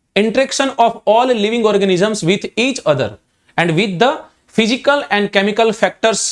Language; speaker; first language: English; non-native, local second language; Gujarati